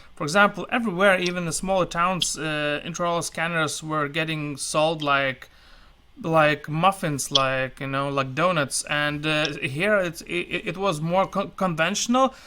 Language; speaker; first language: English; non-native, fluent; Lithuanian